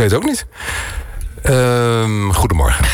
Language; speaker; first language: Dutch; native; Dutch